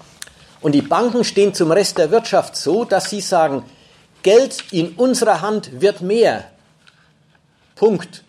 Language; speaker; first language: German; native; German